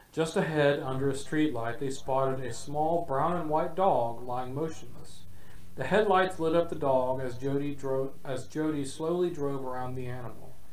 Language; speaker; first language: English; native; English